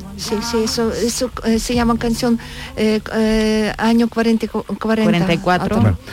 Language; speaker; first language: Spanish; non-native, learner; Ukrainian